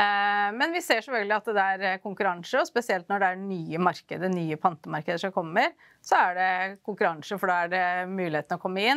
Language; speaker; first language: Norwegian; native; Norwegian